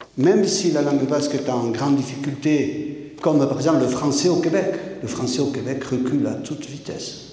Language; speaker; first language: French; non-native, local second language; Basque